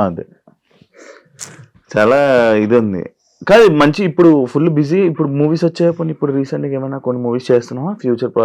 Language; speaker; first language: Telugu; native; Telugu